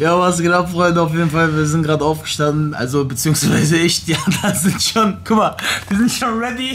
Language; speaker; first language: German; native; German